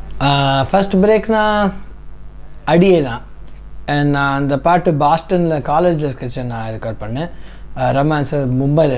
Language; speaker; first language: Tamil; early bilingual, heritage; Tamil